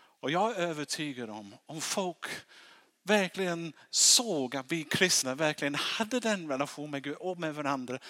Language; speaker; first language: Swedish; non-native, fluent; English